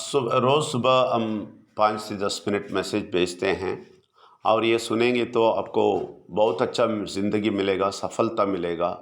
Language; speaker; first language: Hindi; non-native, local second language; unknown